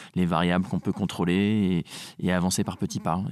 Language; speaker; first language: French; native; French